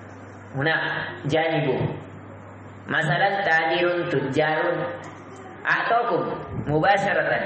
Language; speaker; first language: Arabic; non-native, fluent; Indonesian